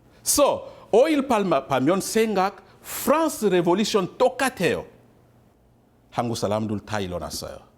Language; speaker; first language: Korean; non-native, learner; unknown